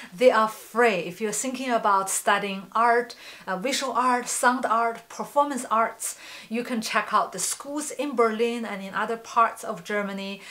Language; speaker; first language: English; non-native, fluent; Chinese